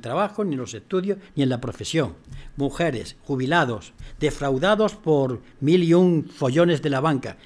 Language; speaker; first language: Spanish; native; Spanish